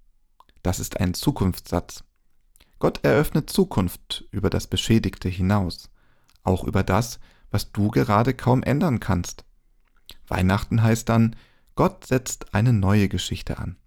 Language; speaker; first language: German; native; German